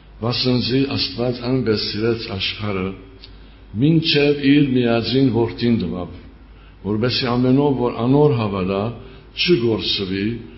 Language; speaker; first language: Armenian; early bilingual, heritage; Armenian